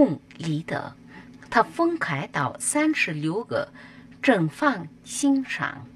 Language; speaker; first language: Chinese; non-native, fluent; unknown